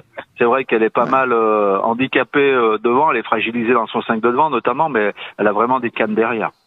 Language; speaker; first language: French; native; French